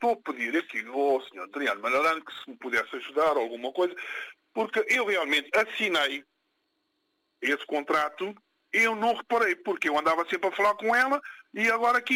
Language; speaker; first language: Portuguese; non-native, local second language; Kabuverdianu